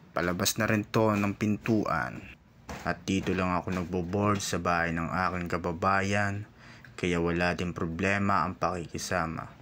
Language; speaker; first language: Filipino; non-native, local second language; Bikol